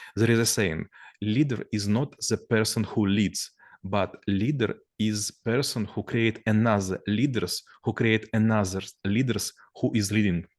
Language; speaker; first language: English; non-native, learner; Russian